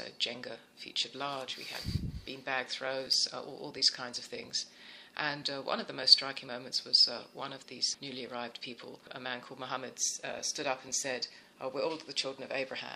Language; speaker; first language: English; native; English